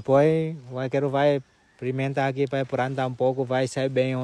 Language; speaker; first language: Portuguese; non-native, learner; Vietnamese